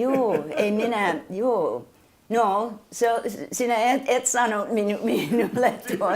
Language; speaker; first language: Finnish; non-native, learner; English